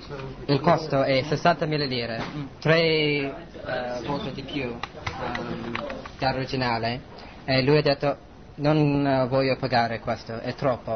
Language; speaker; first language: Italian; non-native, learner; English